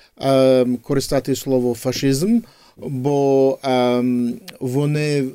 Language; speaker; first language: Ukrainian; early bilingual, heritage; English